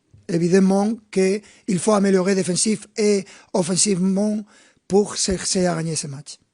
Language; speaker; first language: French; non-native, fluent; Spanish